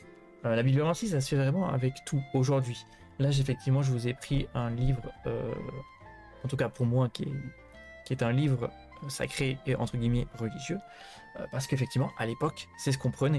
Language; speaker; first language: French; native; French